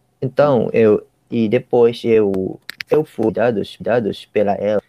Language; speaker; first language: Portuguese; non-native, learner; Japanese